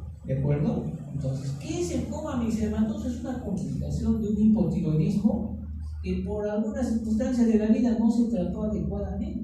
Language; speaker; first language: Spanish; native; Spanish